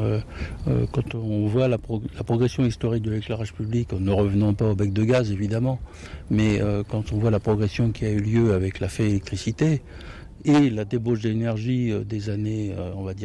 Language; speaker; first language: French; native; French